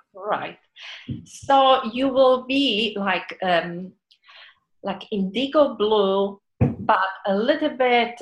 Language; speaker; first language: English; non-native, fluent; Polish